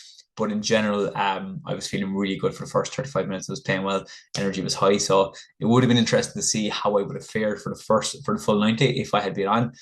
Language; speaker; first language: English; native; English